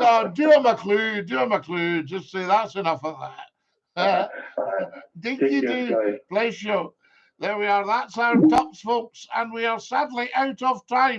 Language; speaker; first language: English; native; English